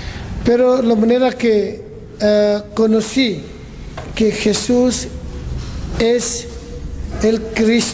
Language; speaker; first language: Spanish; non-native, learner; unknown